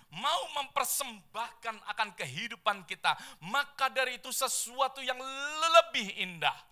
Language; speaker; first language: Indonesian; native; Indonesian